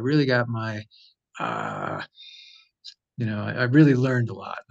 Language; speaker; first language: English; native; English